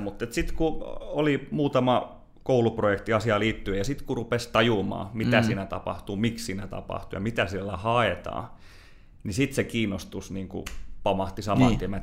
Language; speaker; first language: Finnish; native; Finnish